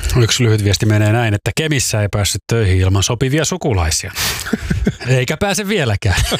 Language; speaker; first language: Finnish; native; Finnish